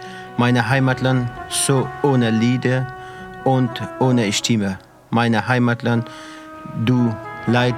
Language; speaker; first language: German; non-native, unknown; Persian